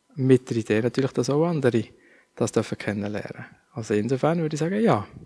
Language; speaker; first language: German; native; German